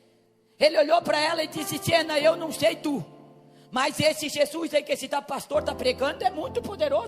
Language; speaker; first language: Portuguese; native; Portuguese